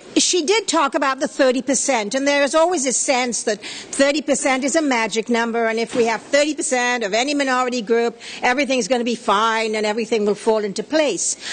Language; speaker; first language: English; native; English